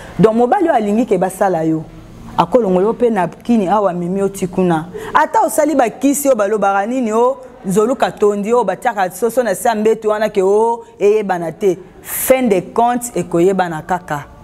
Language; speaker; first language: Lingala; non-native, local second language; Luba-Lulua